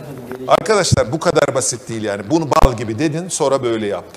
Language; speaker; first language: Turkish; native; Turkish